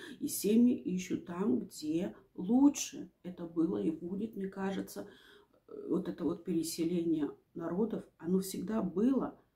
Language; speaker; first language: Russian; native; Russian